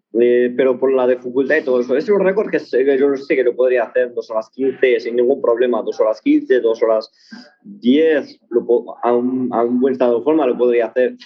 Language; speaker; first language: Spanish; early bilingual, other home language; Arabic